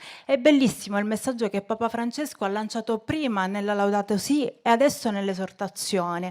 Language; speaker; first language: Italian; native; Italian